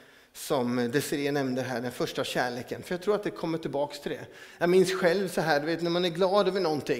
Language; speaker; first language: Swedish; native; Swedish